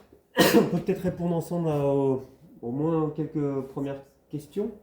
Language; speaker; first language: French; native; French